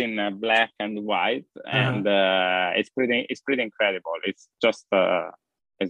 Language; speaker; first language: English; non-native, fluent; Italian